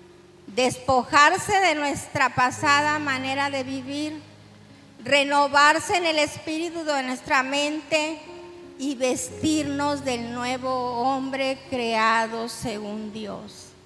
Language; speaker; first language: Spanish; native; Spanish